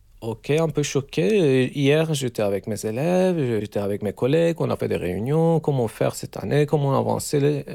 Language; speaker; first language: French; non-native, learner; Turkish